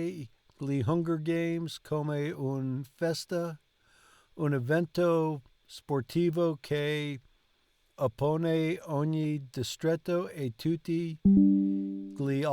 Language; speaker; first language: Italian; non-native, learner; English